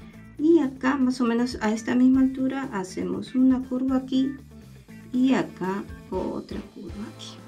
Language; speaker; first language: Spanish; native; Spanish